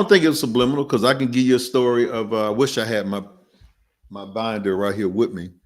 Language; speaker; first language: English; native; English